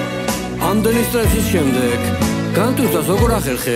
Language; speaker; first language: Georgian; native; Georgian